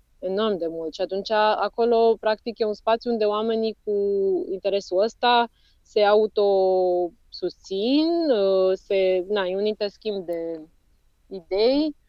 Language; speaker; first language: Romanian; native; Romanian